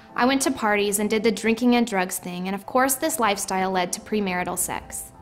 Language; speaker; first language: English; native; English